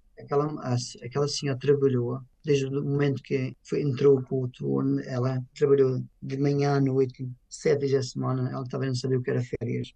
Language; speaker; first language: Portuguese; native; Portuguese